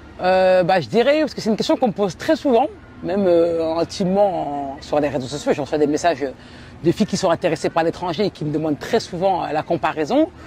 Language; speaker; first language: French; native; French